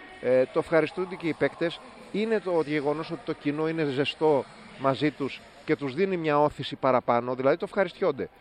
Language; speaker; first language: Greek; native; Greek